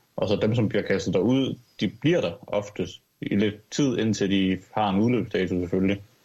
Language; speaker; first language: Danish; early bilingual, other home language; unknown